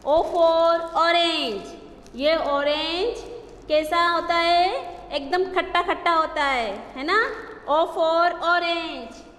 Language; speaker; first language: Hindi; non-native, local second language; Gujarati